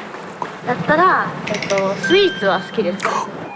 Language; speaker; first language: Japanese; native; Japanese